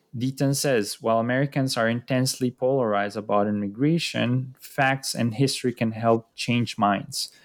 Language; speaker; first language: English; non-native, fluent; Spanish